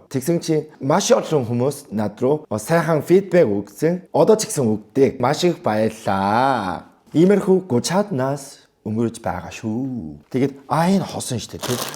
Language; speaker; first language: Mongolian; non-native, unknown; Korean